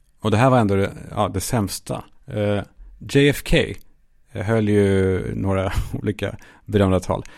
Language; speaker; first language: Swedish; native; Swedish